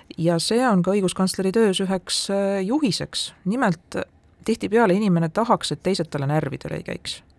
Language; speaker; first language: Estonian; native; Estonian